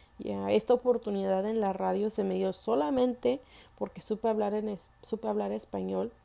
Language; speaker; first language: Spanish; early bilingual, heritage; Spanish